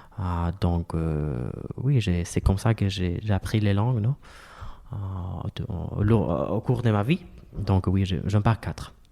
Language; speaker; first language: French; non-native, fluent; Spanish